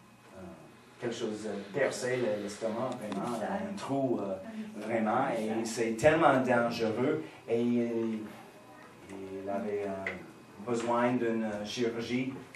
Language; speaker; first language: French; non-native, fluent; English